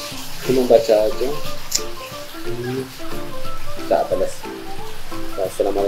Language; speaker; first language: Indonesian; non-native, fluent; Arabic